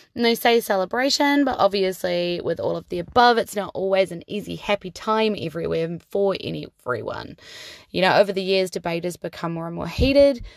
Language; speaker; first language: English; native; English